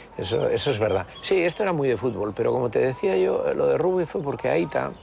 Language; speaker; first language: Spanish; native; Spanish